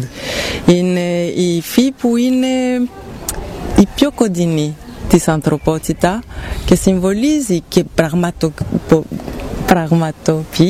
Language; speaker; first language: Greek; non-native, fluent; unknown